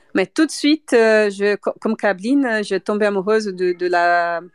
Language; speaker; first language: French; non-native, fluent; Portuguese